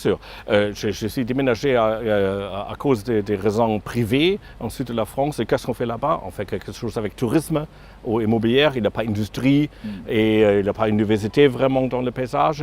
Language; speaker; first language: French; non-native, fluent; German